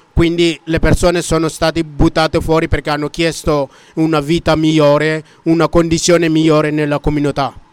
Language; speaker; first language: Italian; non-native, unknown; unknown